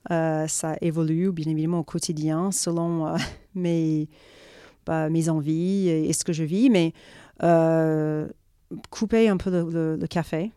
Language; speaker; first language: French; non-native, fluent; English